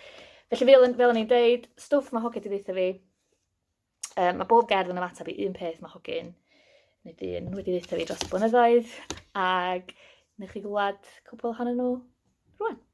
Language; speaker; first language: Welsh; native; Welsh